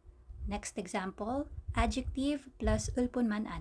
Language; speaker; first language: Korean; non-native, fluent; Filipino